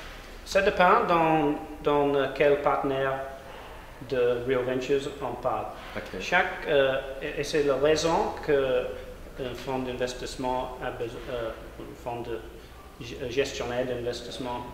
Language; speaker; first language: French; non-native, learner; English